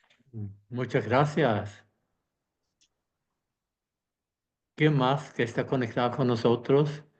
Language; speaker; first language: Spanish; non-native, fluent; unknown